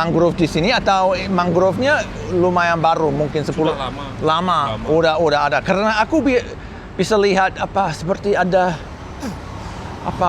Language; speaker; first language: Indonesian; non-native, learner; English